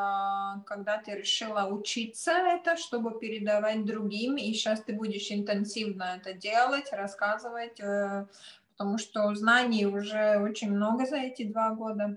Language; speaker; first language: Russian; non-native, local second language; Latvian